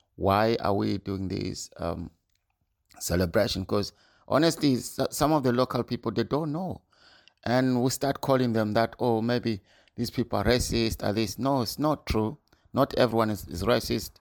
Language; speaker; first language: English; non-native, local second language; North Ndebele